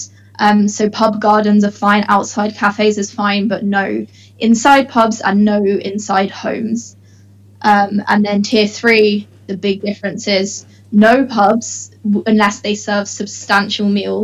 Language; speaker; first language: English; native; English